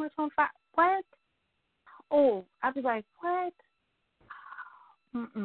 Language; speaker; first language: English; native; English